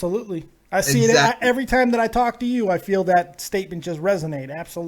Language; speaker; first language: English; native; English